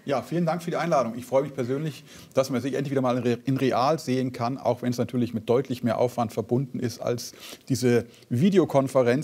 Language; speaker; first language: German; native; German